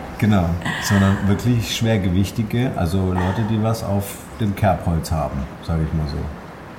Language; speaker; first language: German; native; German